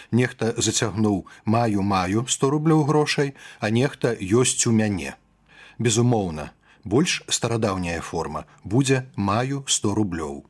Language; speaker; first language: Belarusian; native; Belarusian